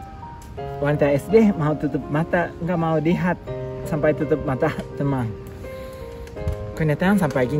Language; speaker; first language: Indonesian; non-native, learner; Japanese